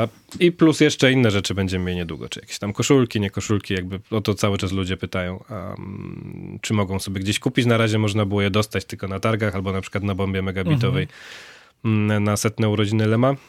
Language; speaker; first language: Polish; native; Polish